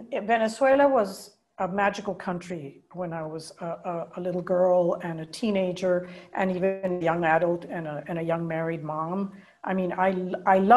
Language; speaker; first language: English; non-native, fluent; Spanish